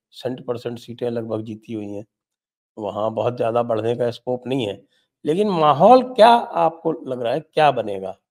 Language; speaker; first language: Hindi; native; Hindi